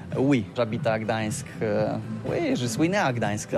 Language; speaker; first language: French; non-native, learner; Polish